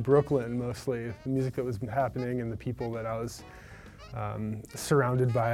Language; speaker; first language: English; native; English